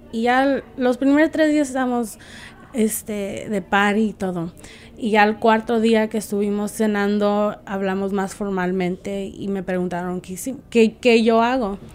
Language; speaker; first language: Spanish; early bilingual, heritage; Spanish